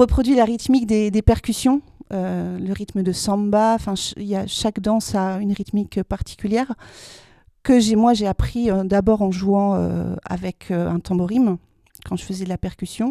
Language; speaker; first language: French; native; French